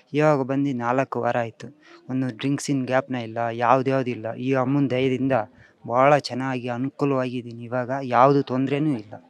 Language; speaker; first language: Kannada; native; Kannada